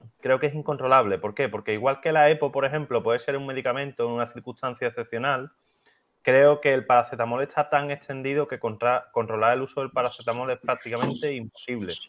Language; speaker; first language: Spanish; native; Spanish